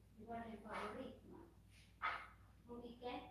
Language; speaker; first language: Swedish; non-native, fluent; Filipino